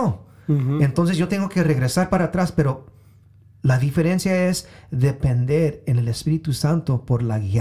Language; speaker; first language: Spanish; early bilingual, heritage; Spanish